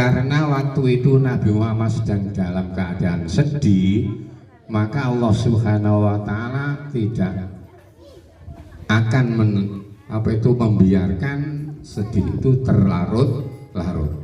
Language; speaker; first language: Indonesian; non-native, local second language; Javanese